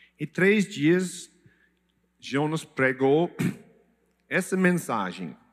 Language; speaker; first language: Portuguese; non-native, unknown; English